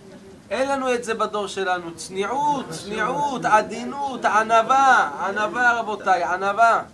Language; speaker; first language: Hebrew; native; Hebrew